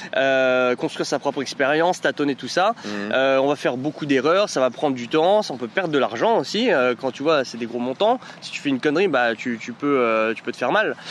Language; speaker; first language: French; native; French